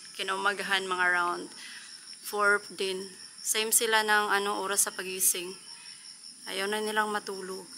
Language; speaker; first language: Filipino; non-native, local second language; Cebuano